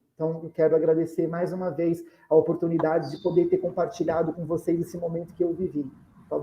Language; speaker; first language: Portuguese; native; Portuguese